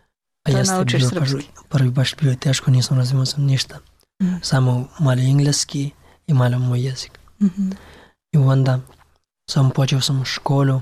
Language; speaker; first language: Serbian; non-native, learner; Pashto